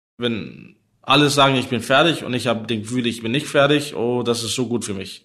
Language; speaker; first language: German; non-native, learner; Danish